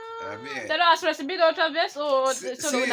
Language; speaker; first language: Spanish; non-native, learner; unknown